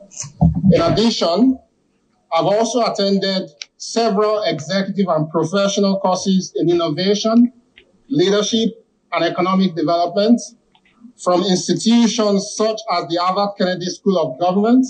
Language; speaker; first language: English; non-native, local second language; Yoruba